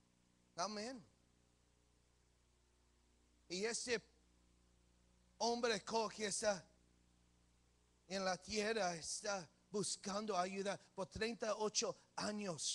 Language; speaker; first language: Spanish; early bilingual, heritage; English